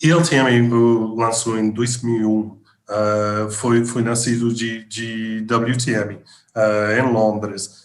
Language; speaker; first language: Portuguese; non-native, fluent; English